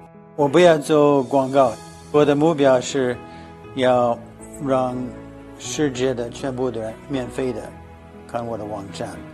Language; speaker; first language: Chinese; non-native, fluent; English